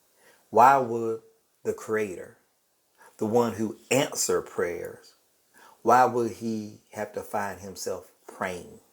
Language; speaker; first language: English; native; English